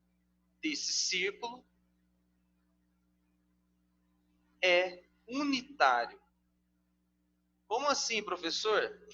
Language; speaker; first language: Portuguese; native; Portuguese